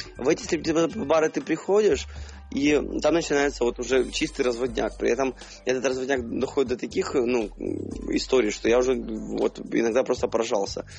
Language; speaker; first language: Russian; native; Russian